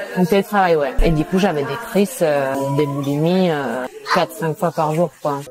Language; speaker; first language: French; non-native, fluent; Spanish